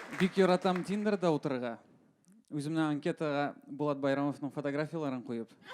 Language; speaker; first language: Tatar; non-native, local second language; Russian